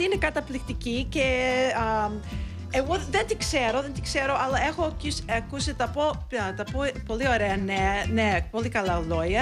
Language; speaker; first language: Greek; early bilingual, heritage; Greek